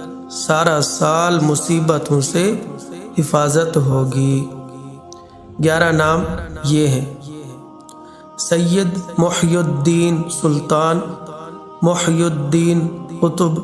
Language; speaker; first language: Urdu; native; Urdu